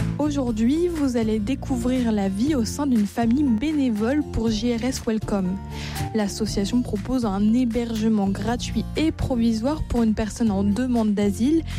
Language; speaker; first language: French; native; French